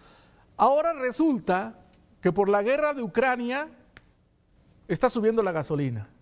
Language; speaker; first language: Spanish; native; Spanish